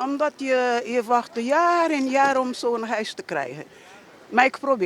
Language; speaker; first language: Dutch; non-native, learner; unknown